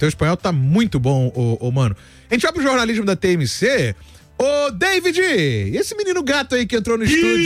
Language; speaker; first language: Portuguese; native; Portuguese